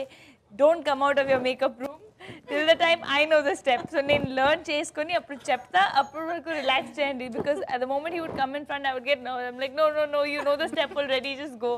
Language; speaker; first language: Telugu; non-native, learner; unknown